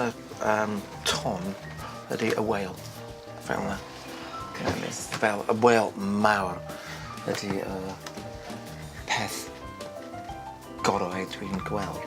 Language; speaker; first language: Welsh; non-native, learner; English